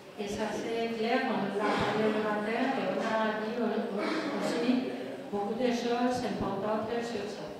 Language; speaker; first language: French; non-native, fluent; Spanish